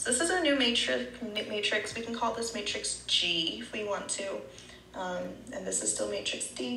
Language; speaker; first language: English; native; English